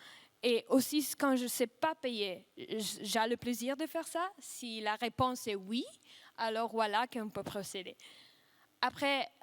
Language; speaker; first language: French; non-native, fluent; Russian